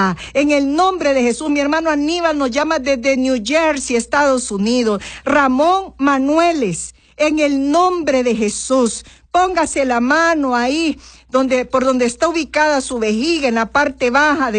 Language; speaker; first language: Spanish; native; Spanish